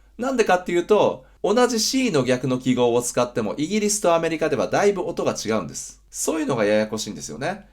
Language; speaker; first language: Japanese; native; Japanese